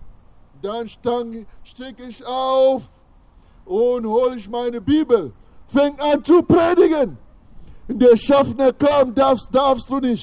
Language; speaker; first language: German; non-native, fluent; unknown